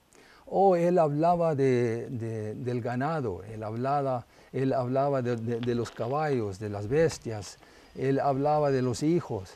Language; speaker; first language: Spanish; non-native, local second language; English